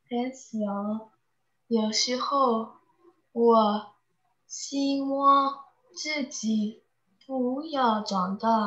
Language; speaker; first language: Chinese; early bilingual, heritage; Chinese